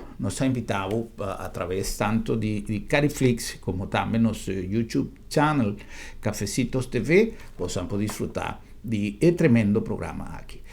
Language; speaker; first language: Spanish; non-native, fluent; Papiamento